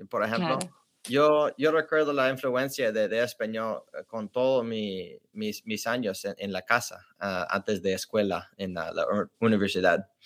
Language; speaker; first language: Spanish; early bilingual, heritage; English